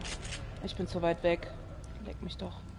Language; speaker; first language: German; native; German